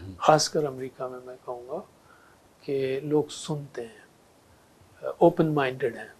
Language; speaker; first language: Urdu; native; Urdu